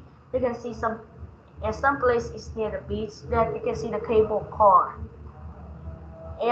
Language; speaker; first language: English; non-native, learner; Vietnamese